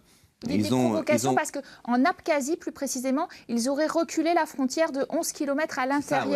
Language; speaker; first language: French; native; French